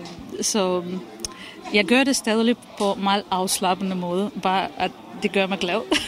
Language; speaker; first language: Danish; non-native, fluent; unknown